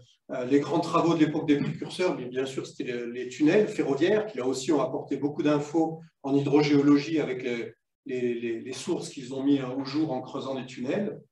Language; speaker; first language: French; native; French